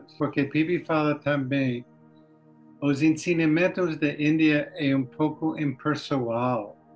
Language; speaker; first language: Portuguese; non-native, learner; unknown